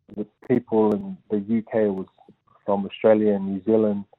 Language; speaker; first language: English; native; English